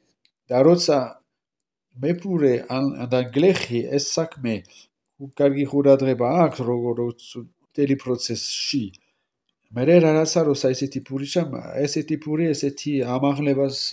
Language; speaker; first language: Georgian; non-native, learner; French